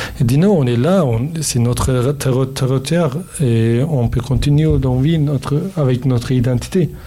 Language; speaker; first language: French; non-native, learner; Kurdish